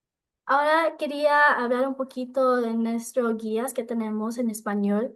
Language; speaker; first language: Spanish; non-native, local second language; English